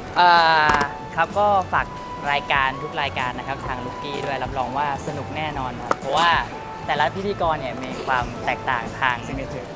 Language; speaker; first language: Thai; native; Thai